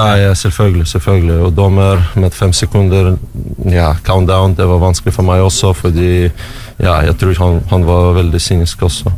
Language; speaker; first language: Norwegian; non-native, learner; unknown